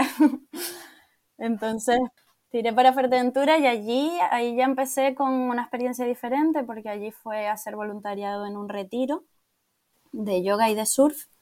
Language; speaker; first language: Spanish; native; Spanish